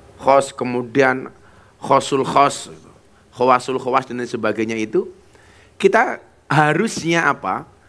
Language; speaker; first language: Indonesian; non-native, local second language; Javanese